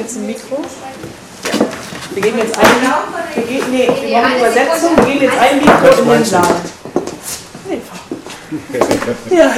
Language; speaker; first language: German; native; German